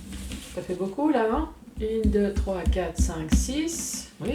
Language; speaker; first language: French; native; French